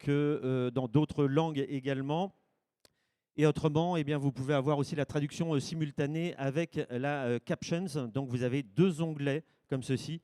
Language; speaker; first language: French; native; French